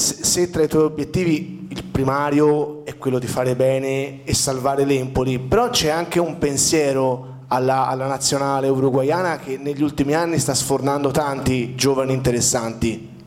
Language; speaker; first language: Italian; native; Italian